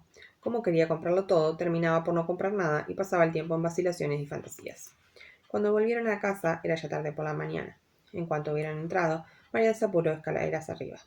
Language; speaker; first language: Spanish; native; Spanish